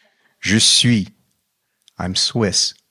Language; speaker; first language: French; non-native, fluent; English